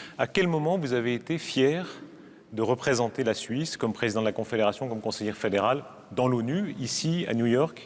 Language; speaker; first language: French; native; French